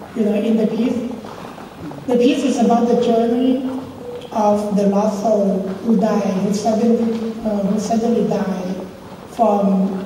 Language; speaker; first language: English; non-native, fluent; Thai